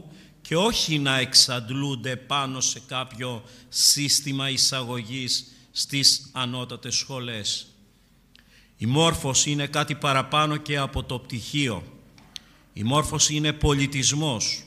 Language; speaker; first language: Greek; native; Greek